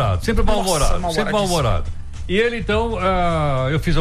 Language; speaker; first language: Portuguese; native; Portuguese